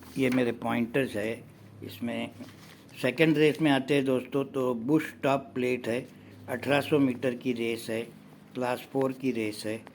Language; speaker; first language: Hindi; non-native, local second language; Gujarati